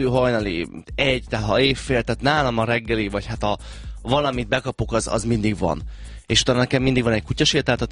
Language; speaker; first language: Hungarian; native; Hungarian